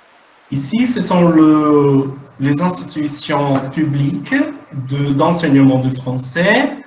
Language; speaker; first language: French; non-native, fluent; Portuguese